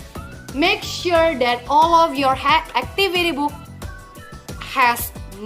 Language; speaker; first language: English; non-native, fluent; Indonesian